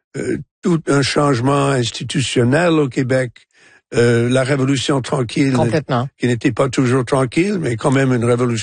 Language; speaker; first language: French; non-native, local second language; English